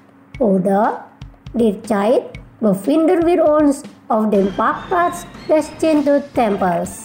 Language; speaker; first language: German; non-native, fluent; Indonesian